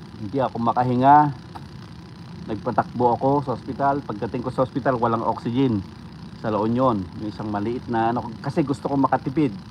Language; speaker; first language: Filipino; non-native, local second language; Iloko